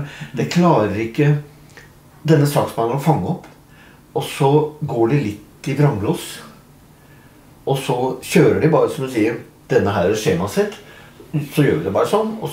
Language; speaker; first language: Norwegian; native; Norwegian